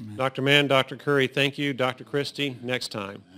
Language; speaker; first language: English; native; English